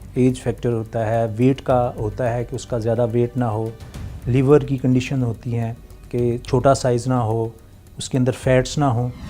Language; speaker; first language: Urdu; non-native, local second language; Punjabi